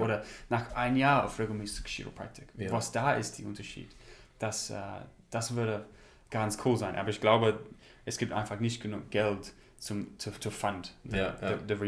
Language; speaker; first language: German; non-native, learner; English